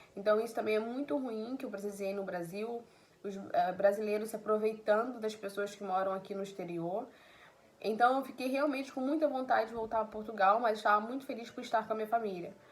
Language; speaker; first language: Portuguese; native; Portuguese